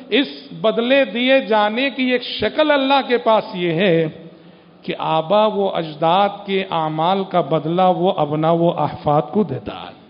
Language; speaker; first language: Urdu; native; Urdu